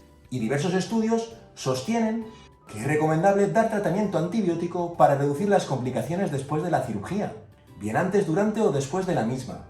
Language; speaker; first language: Spanish; native; Spanish